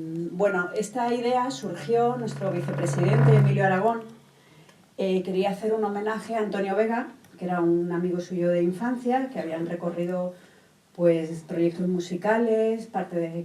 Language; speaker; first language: Spanish; native; Spanish